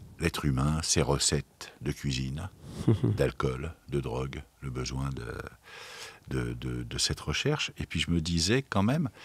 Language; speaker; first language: French; native; French